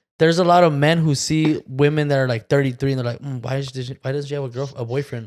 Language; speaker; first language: English; native; English